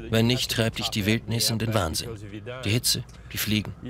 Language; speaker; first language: German; non-native, fluent; English